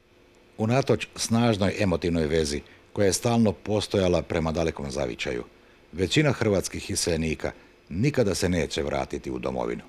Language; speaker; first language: Bosnian; native; Bosnian